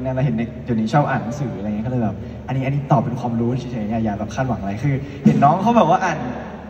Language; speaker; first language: Thai; native; Thai